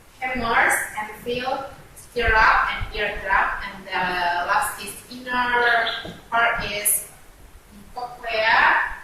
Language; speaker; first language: English; non-native, learner; Indonesian